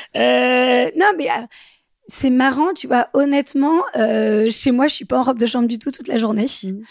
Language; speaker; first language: French; native; French